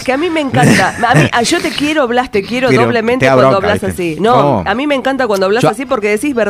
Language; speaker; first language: Spanish; native; Spanish